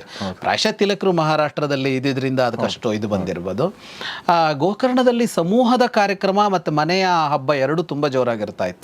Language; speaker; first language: Kannada; native; Kannada